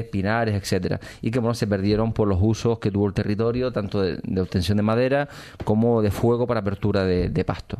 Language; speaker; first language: Spanish; native; Spanish